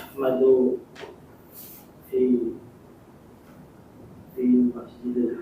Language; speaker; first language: Arabic; non-native, learner; Filipino